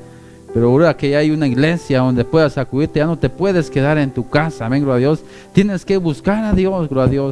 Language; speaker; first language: Spanish; native; Spanish